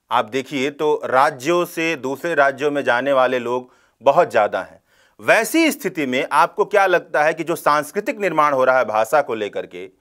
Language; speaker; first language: Hindi; native; Hindi